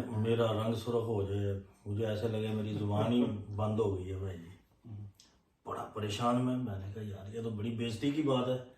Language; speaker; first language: Urdu; non-native, local second language; Punjabi